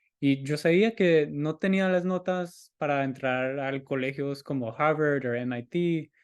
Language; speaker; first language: Spanish; early bilingual, heritage; Spanish